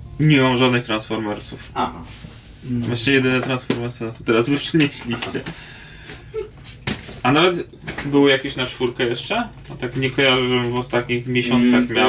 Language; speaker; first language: Polish; native; Polish